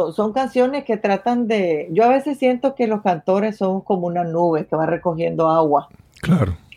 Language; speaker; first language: Spanish; native; Spanish